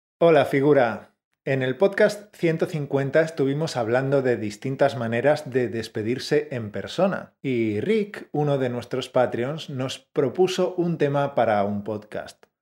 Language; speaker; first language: Spanish; native; Spanish